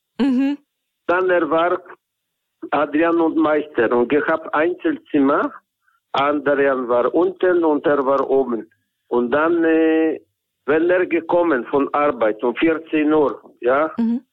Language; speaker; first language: German; non-native, learner; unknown